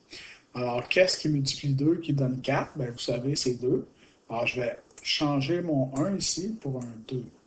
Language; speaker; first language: French; native; French